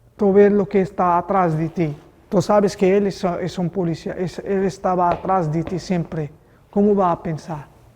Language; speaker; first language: Spanish; non-native, learner; Arabic